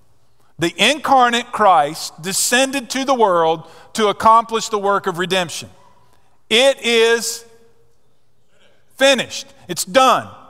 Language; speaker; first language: English; native; English